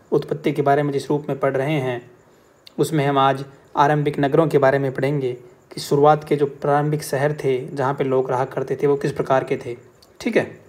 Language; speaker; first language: Hindi; native; Hindi